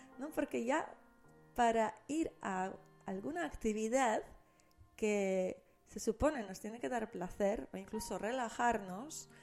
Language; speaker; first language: Spanish; non-native, fluent; Polish